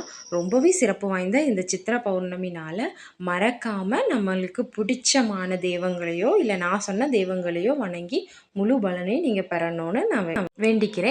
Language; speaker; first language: Tamil; native; Tamil